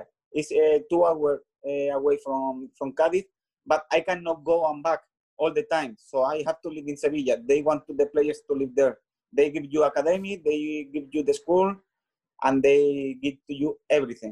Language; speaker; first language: English; non-native, learner; Spanish